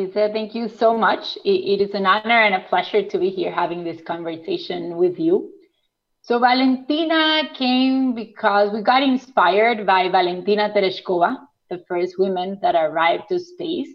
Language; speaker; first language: English; non-native, fluent; Spanish